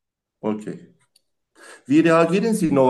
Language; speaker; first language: German; non-native, learner; Turkish